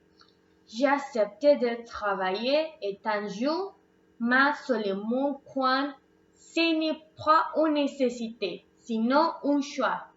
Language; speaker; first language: French; non-native, learner; Spanish